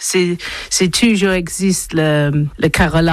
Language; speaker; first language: French; non-native, learner; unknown